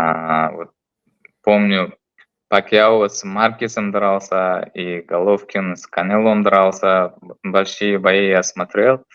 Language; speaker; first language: Russian; non-native, learner; Uzbek